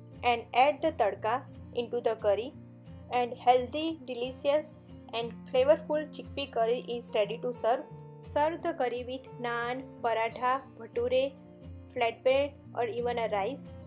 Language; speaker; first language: English; non-native, local second language; Gujarati